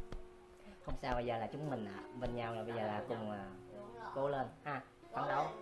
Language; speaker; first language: Vietnamese; native; Vietnamese